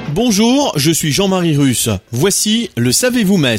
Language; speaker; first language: French; native; French